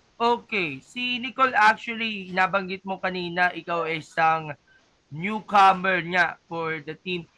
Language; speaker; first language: Filipino; native; Filipino